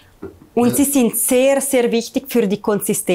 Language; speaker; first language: German; non-native, learner; Italian